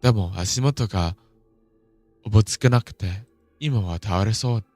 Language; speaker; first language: Japanese; non-native, learner; English